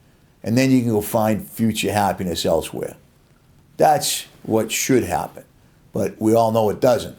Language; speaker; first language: English; native; English